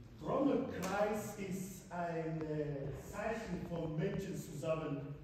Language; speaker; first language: German; non-native, fluent; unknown